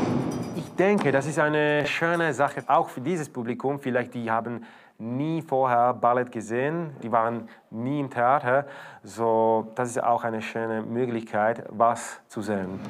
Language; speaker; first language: German; non-native, fluent; Slovak